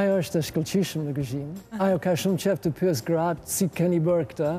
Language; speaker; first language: Albanian; non-native, learner; English